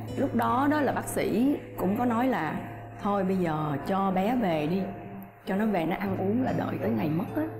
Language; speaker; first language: Vietnamese; native; Vietnamese